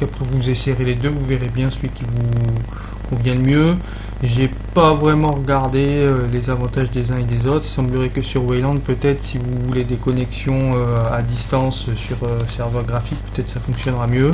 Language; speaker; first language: French; native; French